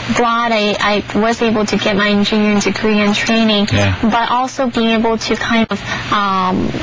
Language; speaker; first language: English; early bilingual, other home language; Chinese